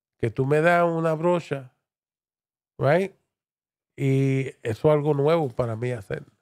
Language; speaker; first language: Spanish; early bilingual, heritage; Spanish